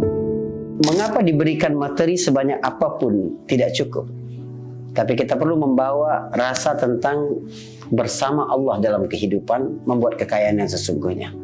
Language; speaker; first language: Indonesian; native; Indonesian